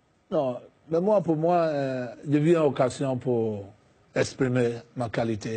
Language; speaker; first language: French; non-native, fluent; English